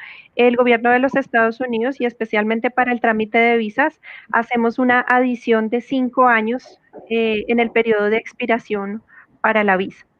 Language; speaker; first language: Spanish; native; Spanish